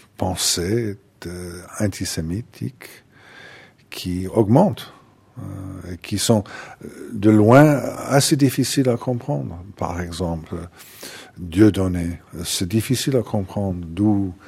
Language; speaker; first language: French; non-native, fluent; English